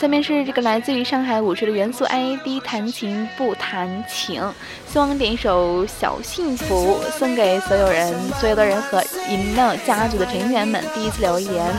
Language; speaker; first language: Chinese; native; Chinese